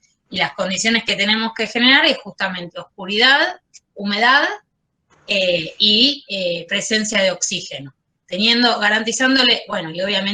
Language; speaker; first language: Spanish; native; Spanish